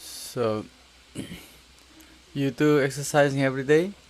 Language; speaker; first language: English; non-native, learner; Korean